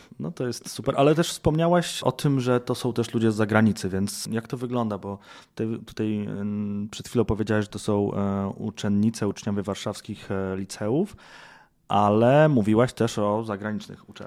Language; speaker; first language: Polish; native; Polish